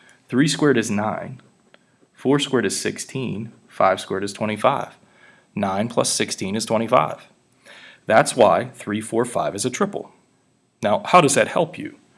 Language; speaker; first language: English; native; English